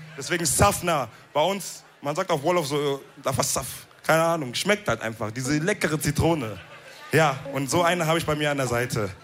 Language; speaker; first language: German; early bilingual, other home language; Wolof